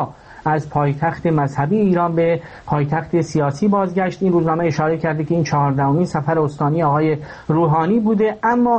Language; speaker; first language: Persian; native; Persian